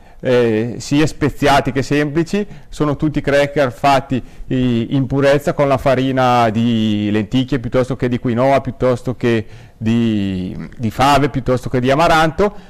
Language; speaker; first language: Italian; native; Italian